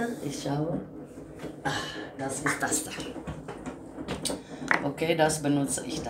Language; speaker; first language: German; non-native, learner; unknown